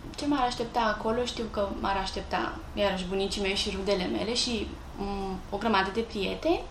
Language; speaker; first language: Romanian; early bilingual, heritage; French